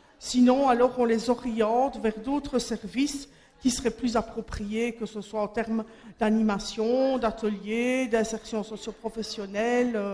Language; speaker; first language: French; native; French